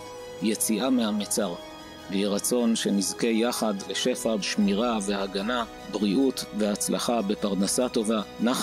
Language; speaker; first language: Hebrew; native; Hebrew